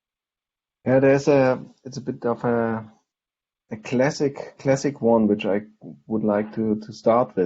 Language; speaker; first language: English; non-native, fluent; German